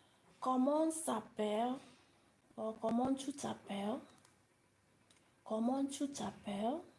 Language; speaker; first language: French; non-native, learner; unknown